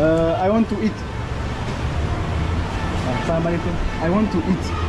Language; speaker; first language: English; non-native, learner; French